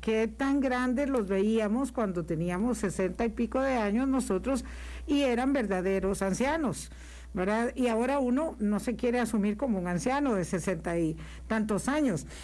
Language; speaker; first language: Spanish; native; Spanish